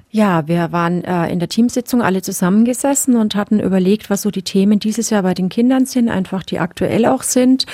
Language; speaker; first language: German; native; German